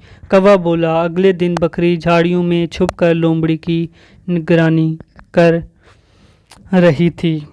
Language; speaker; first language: Urdu; native; Urdu